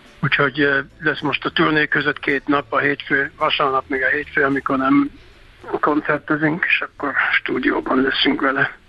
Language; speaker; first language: Hungarian; non-native, fluent; German